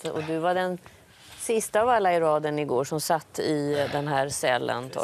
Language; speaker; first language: Swedish; native; Swedish